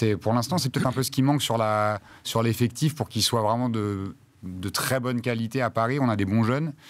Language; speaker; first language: French; native; French